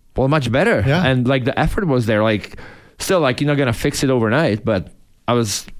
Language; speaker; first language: English; non-native, fluent; Czech